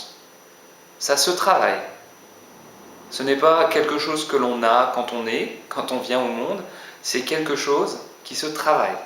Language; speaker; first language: French; native; French